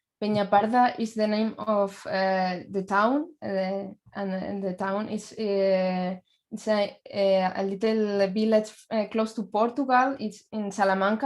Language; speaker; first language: English; non-native, learner; Spanish